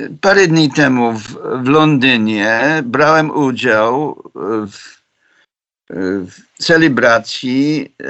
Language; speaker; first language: Polish; non-native, fluent; English